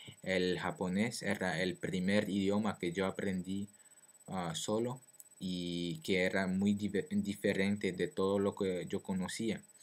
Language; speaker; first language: Spanish; non-native, learner; French